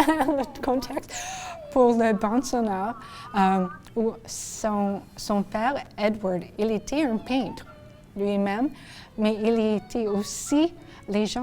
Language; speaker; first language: French; non-native, local second language; English